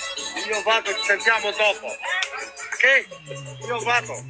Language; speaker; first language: Italian; non-native, learner; Albanian